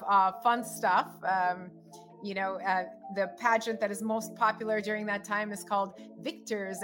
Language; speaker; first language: English; early bilingual, other home language; Russian